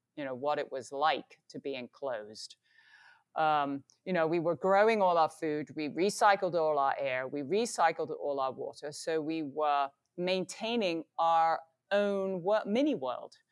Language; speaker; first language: English; native; English